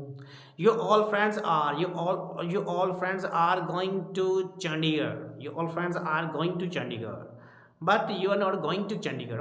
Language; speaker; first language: English; non-native, local second language; Hindi